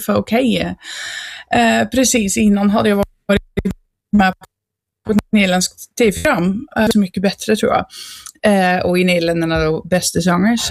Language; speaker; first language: Swedish; non-native, fluent; Dutch